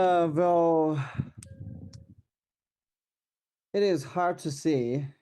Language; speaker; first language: English; non-native, learner; Chinese